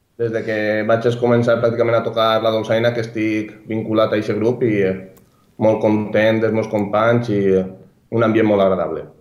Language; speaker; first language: Catalan; native; Catalan